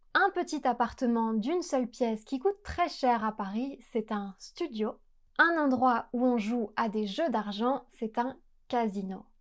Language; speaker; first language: French; native; French